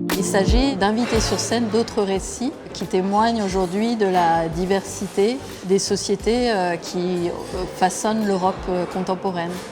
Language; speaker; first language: French; native; French